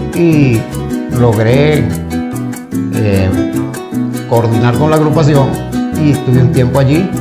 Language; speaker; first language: Spanish; native; Spanish